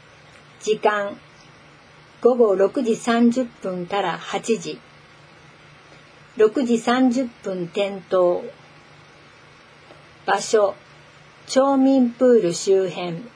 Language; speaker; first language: Japanese; native; Japanese